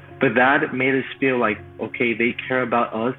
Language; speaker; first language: English; non-native, fluent; Spanish